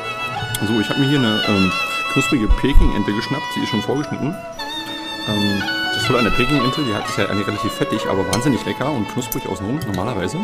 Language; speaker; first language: German; native; German